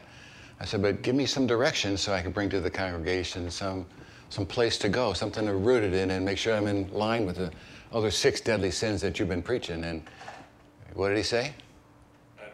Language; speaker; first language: English; native; English